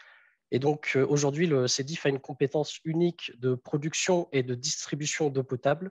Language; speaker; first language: French; native; French